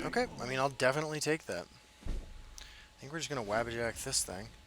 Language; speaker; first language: English; native; English